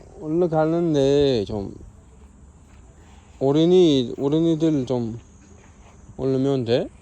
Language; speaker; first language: Korean; non-native, learner; Uzbek